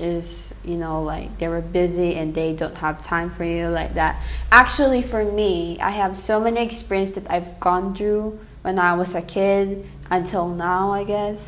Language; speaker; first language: English; native; English